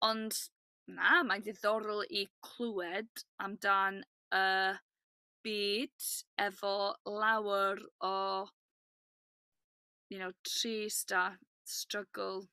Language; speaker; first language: Welsh; non-native, learner; English